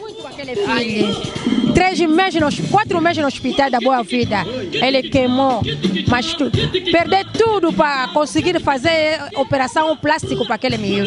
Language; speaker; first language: Portuguese; non-native, local second language; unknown